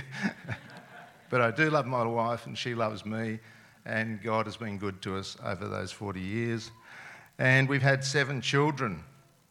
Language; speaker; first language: English; non-native, local second language; Serbian